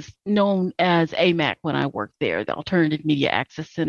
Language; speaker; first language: English; native; English